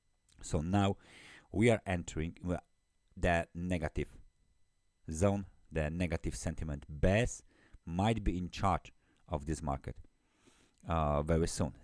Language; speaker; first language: English; non-native, fluent; Polish